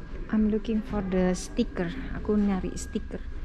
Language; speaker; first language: English; non-native, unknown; Indonesian